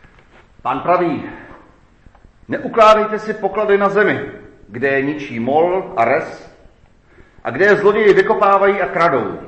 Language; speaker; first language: Czech; native; Czech